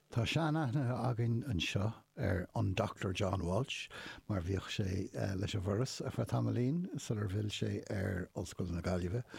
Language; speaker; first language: Irish; native; Irish